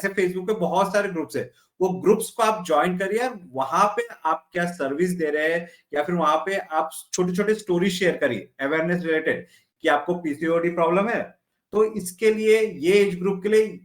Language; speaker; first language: Hindi; native; Hindi